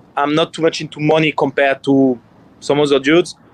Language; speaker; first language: English; non-native, fluent; French